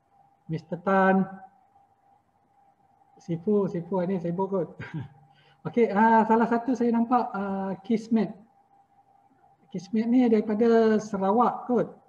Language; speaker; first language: Malay; native; Malay